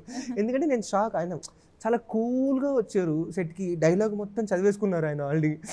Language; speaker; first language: Telugu; native; Telugu